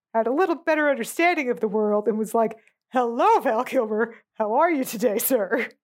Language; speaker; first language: English; native; English